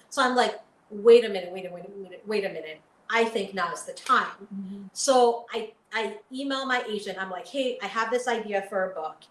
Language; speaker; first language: English; early bilingual, other home language; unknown